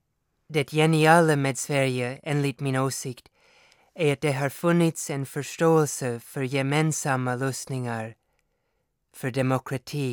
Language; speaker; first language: Swedish; non-native, fluent; English